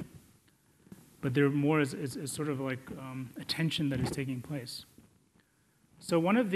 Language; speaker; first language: English; non-native, local second language; Tibetan